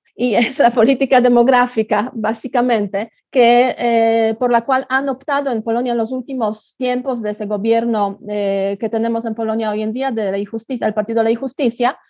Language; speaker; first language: Spanish; non-native, fluent; Polish